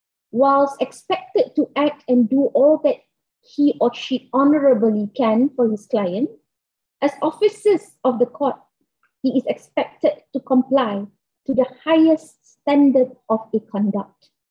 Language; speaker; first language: English; non-native, local second language; Malay